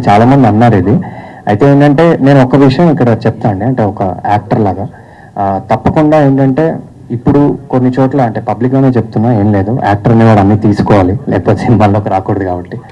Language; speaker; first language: Telugu; native; Telugu